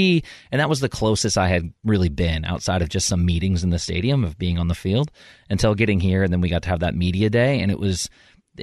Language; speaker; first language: English; native; English